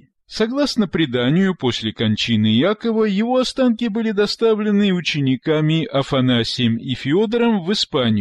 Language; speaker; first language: Russian; native; Russian